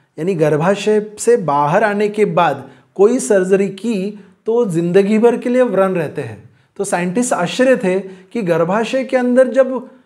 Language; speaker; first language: Hindi; non-native, local second language; Marathi